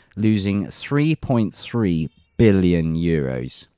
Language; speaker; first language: English; native; English